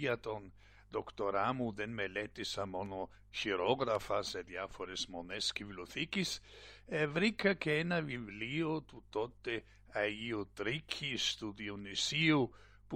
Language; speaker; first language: Greek; non-native, fluent; German